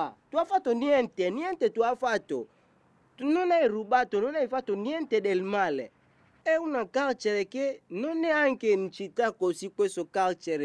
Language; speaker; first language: Italian; non-native, learner; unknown